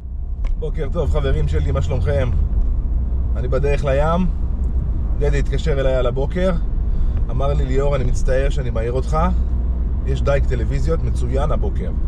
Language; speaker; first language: Hebrew; native; Hebrew